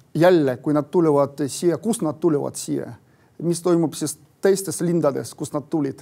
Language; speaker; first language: Estonian; non-native, local second language; Russian